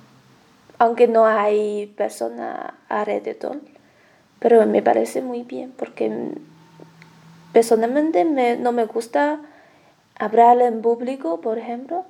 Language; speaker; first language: Spanish; non-native, learner; Chinese